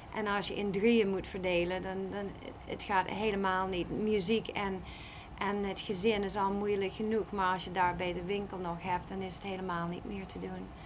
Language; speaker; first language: Dutch; non-native, fluent; English